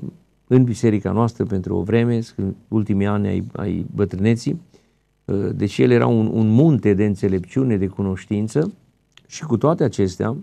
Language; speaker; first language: Romanian; native; Romanian